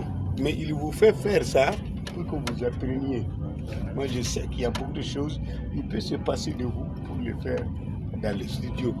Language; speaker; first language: French; non-native, local second language; Bambara